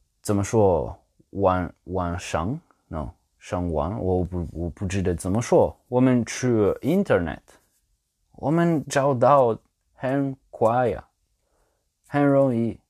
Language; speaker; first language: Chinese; non-native, learner; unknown